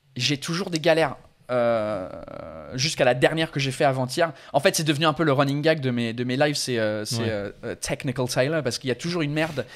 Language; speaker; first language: French; non-native, fluent; English